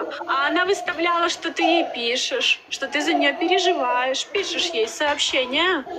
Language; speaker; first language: Russian; native; Russian